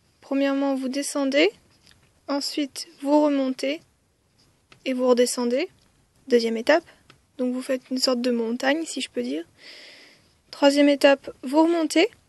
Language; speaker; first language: French; early bilingual, other home language; Khmer